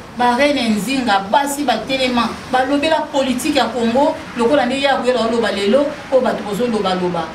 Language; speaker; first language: Lingala; non-native, local second language; Kongo